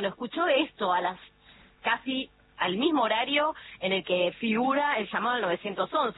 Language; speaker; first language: Spanish; native; Spanish